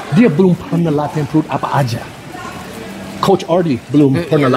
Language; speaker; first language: Indonesian; non-native, fluent; English